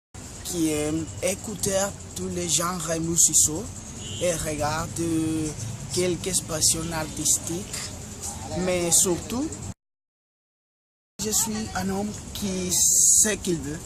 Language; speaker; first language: French; non-native, learner; Spanish